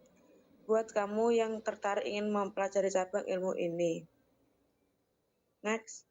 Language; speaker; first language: Indonesian; native; Indonesian